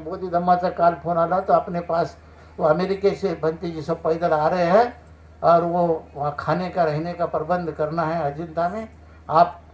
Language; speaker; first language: Hindi; non-native, local second language; Marathi